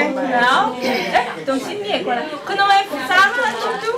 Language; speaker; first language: Dutch; non-native, learner; Chinese